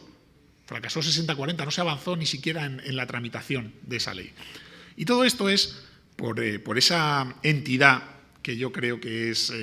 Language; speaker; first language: Spanish; native; Spanish